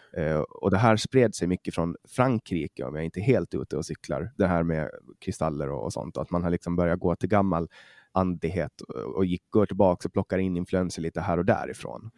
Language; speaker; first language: Swedish; native; Swedish